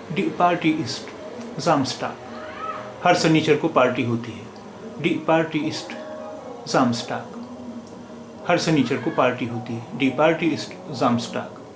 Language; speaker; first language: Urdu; native; Urdu